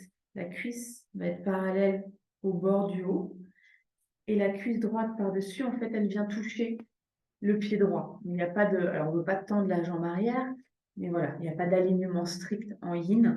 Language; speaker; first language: French; native; French